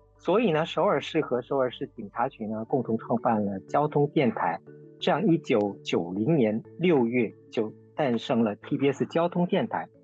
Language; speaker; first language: Chinese; non-native, fluent; Korean